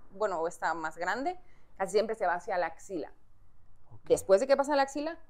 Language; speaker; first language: Spanish; native; Spanish